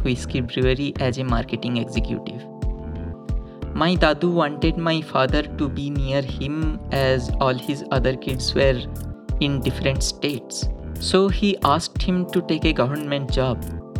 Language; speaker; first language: English; non-native, local second language; Bangla